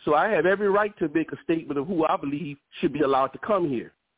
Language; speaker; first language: English; native; English